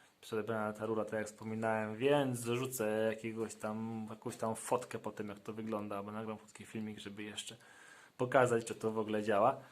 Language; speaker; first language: Polish; native; Polish